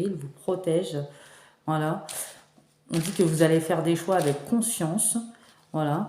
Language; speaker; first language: French; native; French